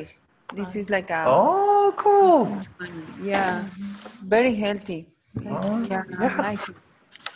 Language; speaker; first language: English; non-native, learner; Spanish